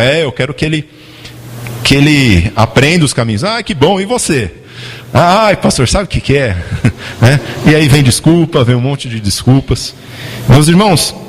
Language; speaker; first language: Portuguese; native; Portuguese